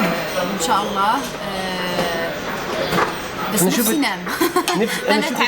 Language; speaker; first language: Arabic; native; Arabic